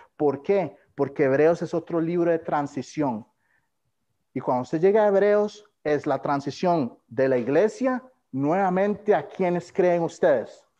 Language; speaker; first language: Spanish; native; Spanish